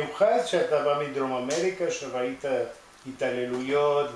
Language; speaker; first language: Hebrew; non-native, fluent; Spanish